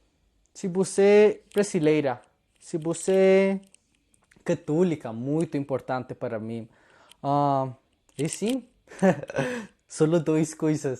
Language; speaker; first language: Portuguese; non-native, learner; Spanish